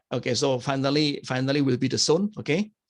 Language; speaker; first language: English; non-native, fluent; Indonesian